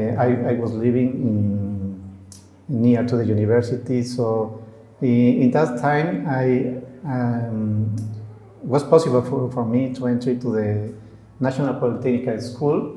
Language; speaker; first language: English; non-native, learner; Spanish